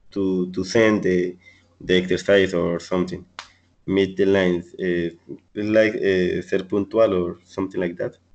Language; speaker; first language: English; non-native, learner; Spanish